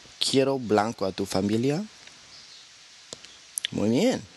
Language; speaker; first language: Spanish; non-native, fluent; English